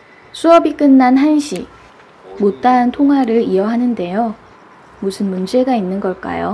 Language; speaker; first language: Korean; native; Korean